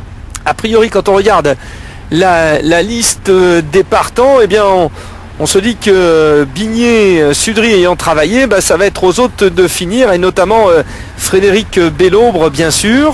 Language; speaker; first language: French; native; French